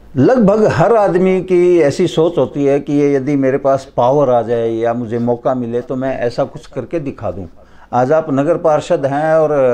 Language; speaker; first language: Hindi; native; Hindi